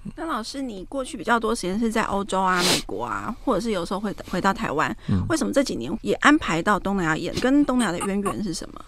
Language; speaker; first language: Chinese; native; Chinese